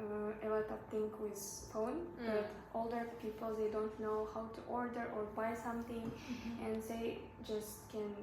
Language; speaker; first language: English; non-native, learner; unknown